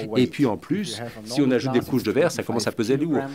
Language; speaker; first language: French; non-native, fluent; German